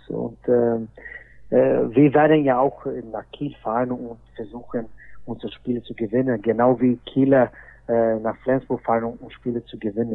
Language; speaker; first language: German; non-native, fluent; Swedish